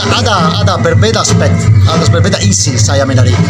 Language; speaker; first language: Indonesian; non-native, learner; Italian